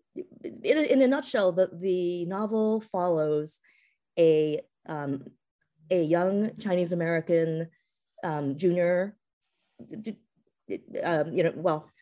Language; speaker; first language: English; native; English